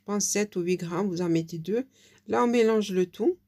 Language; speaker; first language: French; non-native, local second language; Arabic